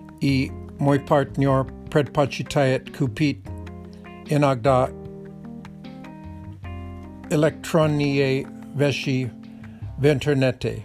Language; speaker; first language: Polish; non-native, learner; Russian